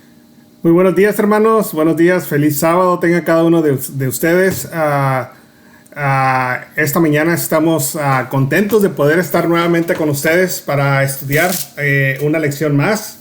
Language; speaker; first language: Spanish; native; Spanish